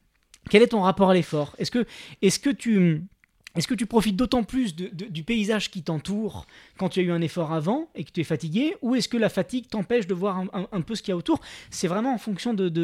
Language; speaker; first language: French; native; French